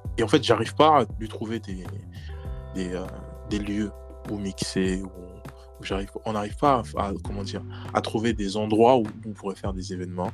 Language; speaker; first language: French; native; French